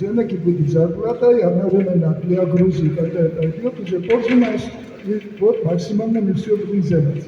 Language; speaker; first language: Russian; non-native, fluent; Georgian